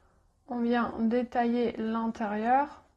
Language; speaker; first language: French; native; French